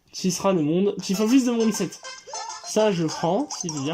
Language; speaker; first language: French; native; French